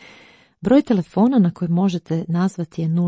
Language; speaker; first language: Croatian; native; Croatian